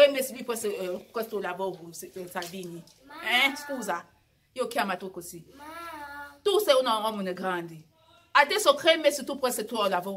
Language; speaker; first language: Italian; non-native, learner; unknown